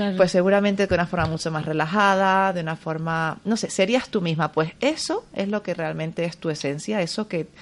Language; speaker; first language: Spanish; native; Spanish